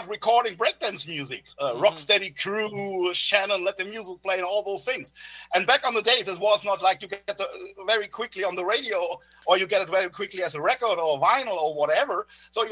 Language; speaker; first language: English; non-native, fluent; German